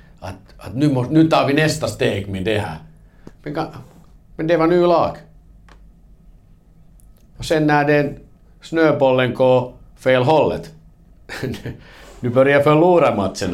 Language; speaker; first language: Swedish; non-native, learner; Finnish